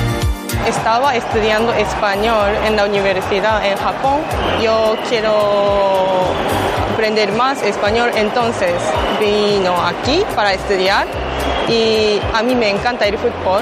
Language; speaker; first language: Spanish; non-native, learner; Japanese